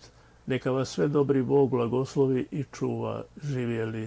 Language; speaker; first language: Croatian; native; Croatian